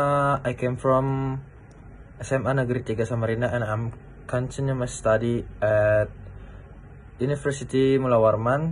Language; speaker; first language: English; non-native, learner; Indonesian